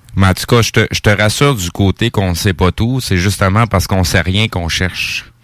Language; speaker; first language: French; native; French